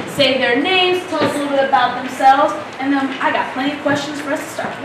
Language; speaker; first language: English; native; English